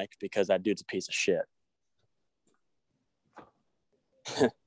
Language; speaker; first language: English; native; English